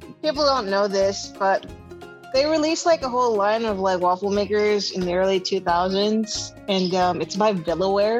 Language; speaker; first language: English; non-native, local second language; Filipino